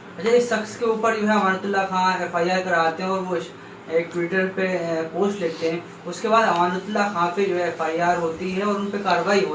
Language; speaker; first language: Urdu; native; Urdu